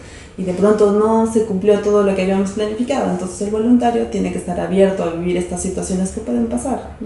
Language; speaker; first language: Spanish; native; Spanish